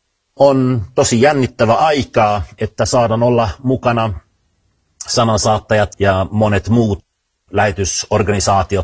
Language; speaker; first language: Finnish; early bilingual, heritage; Finnish